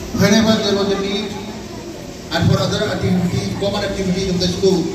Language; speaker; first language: English; non-native, local second language; Hindi